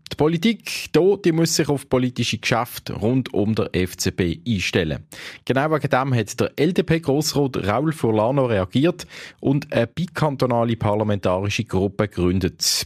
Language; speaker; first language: German; native; German